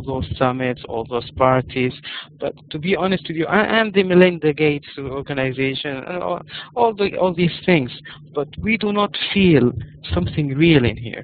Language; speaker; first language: English; non-native, fluent; Arabic